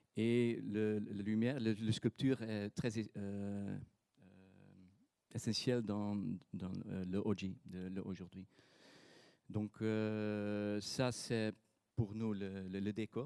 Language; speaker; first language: French; non-native, fluent; Dutch